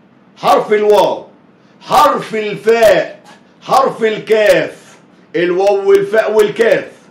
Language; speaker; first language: Arabic; native; Arabic